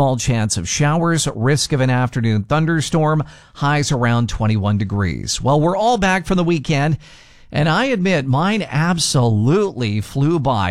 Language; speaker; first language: English; native; English